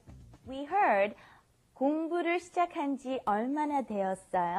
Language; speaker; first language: Korean; non-native, learner; English